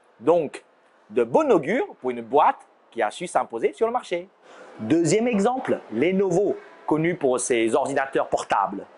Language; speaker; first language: French; non-native, fluent; Chinese